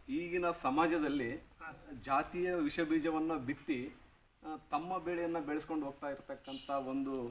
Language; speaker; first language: Kannada; native; Kannada